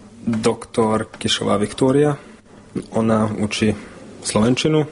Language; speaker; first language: Slovak; non-native, learner; Hungarian